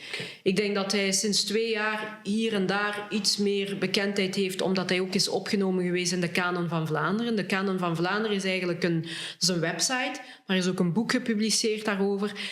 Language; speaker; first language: Dutch; early bilingual, other home language; Lingala